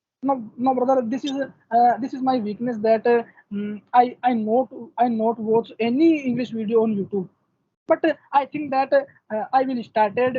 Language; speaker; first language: English; non-native, learner; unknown